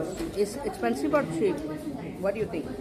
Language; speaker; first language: English; non-native, learner; Hindi